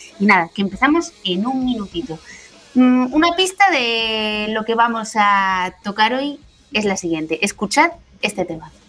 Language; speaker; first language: Spanish; native; Spanish